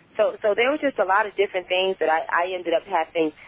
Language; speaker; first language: English; native; English